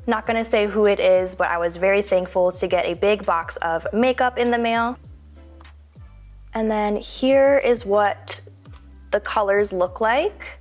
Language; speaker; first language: English; native; English